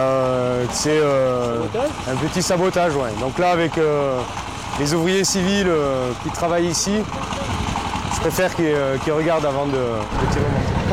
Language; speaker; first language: French; native; French